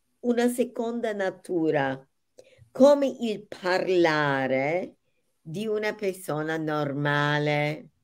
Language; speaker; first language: Italian; non-native, fluent; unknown